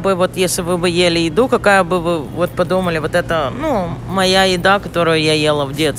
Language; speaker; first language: Russian; native; Russian